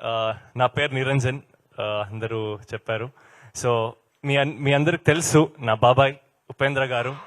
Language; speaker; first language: Telugu; non-native, learner; Kannada